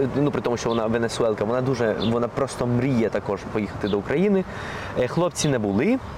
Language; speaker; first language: Ukrainian; non-native, fluent; Spanish